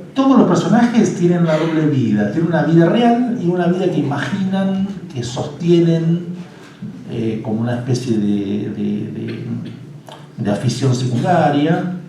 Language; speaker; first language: Spanish; native; Spanish